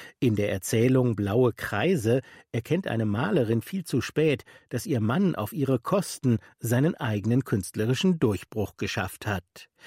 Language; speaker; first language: German; native; German